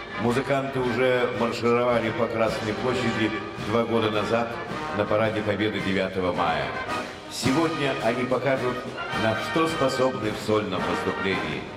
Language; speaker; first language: Russian; native; Russian